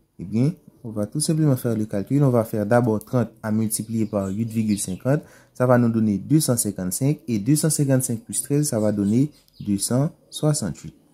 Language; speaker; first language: French; non-native, local second language; Haitian Creole